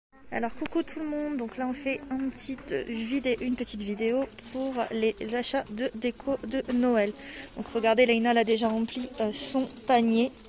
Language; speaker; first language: French; native; French